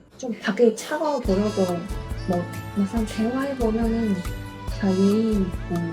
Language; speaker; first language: Korean; non-native, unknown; Chinese